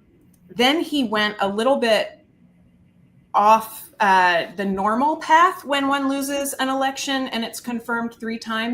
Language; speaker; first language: English; native; English